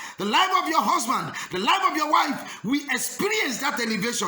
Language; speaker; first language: English; non-native, local second language; Yoruba